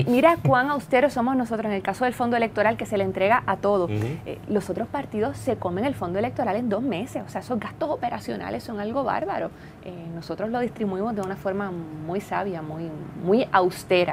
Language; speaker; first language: Spanish; native; Spanish